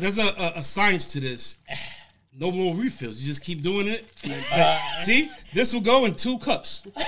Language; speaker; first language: English; early bilingual, other home language; Spanish